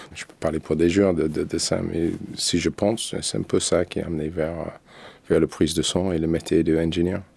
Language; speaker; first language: French; non-native, fluent; English